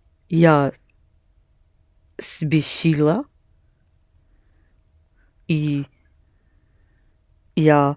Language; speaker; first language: Russian; non-native, learner; English